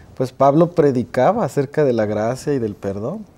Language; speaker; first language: Spanish; native; Spanish